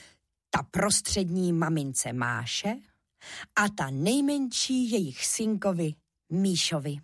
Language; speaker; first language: Czech; native; Czech